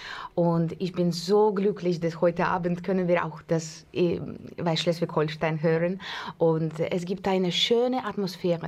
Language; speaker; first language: German; non-native, learner; Russian